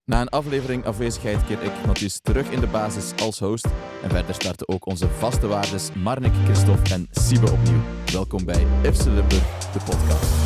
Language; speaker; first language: Dutch; native; Dutch